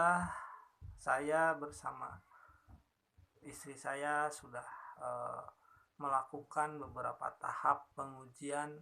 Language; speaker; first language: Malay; non-native, local second language; Sundanese